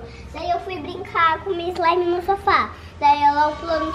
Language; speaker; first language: Portuguese; native; Portuguese